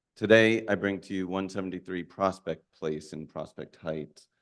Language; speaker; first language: English; native; English